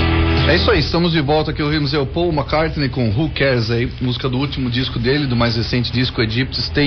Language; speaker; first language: Portuguese; native; Portuguese